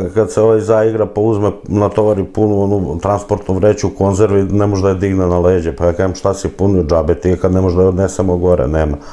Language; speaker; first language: Serbian; native; Serbian